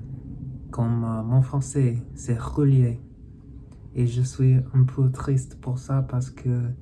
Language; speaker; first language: French; non-native, learner; English